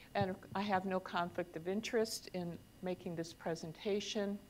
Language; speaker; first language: English; native; English